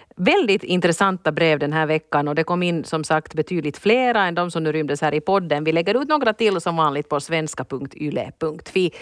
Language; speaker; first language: Swedish; native; Swedish